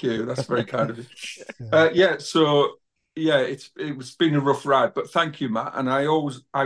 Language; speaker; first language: English; native; English